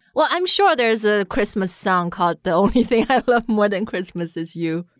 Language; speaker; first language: English; non-native, fluent; Chinese